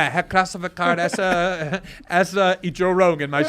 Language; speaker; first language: Portuguese; non-native, fluent; English